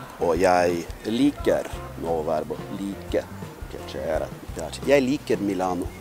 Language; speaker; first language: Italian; non-native, fluent; Norwegian